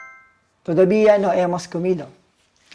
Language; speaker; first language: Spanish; non-native, learner; Filipino